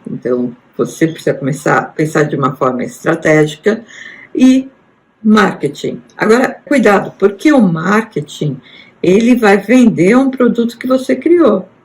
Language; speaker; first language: Portuguese; native; Portuguese